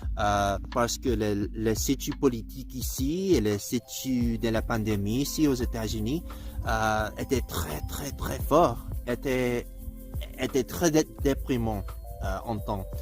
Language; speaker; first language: French; non-native, learner; English